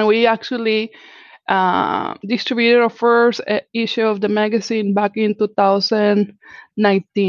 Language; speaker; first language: English; non-native, fluent; Spanish